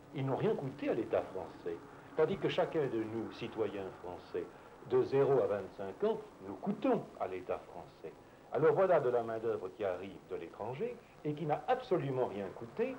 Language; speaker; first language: French; native; French